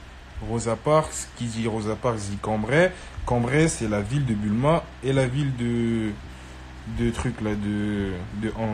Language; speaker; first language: French; native; French